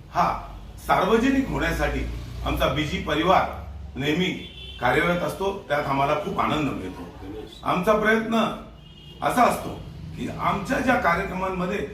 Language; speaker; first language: Marathi; non-native, local second language; Marwari